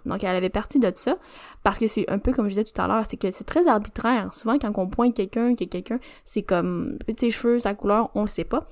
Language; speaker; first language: French; native; French